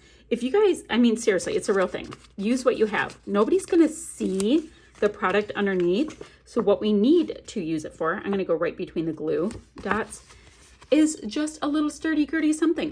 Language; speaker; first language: English; native; English